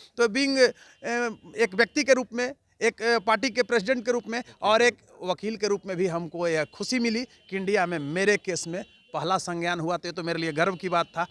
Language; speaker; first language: Hindi; native; Hindi